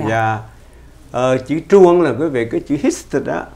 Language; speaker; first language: Vietnamese; native; Vietnamese